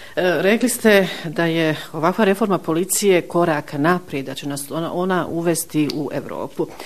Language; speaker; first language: Bosnian; native; Bosnian